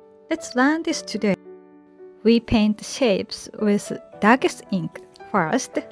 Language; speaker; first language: English; non-native, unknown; Japanese